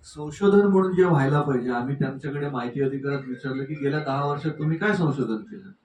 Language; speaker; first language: Marathi; native; Marathi